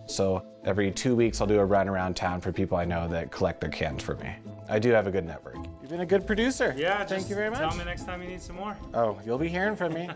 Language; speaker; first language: English; native; English